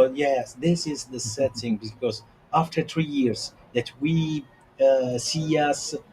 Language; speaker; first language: English; non-native, learner; Italian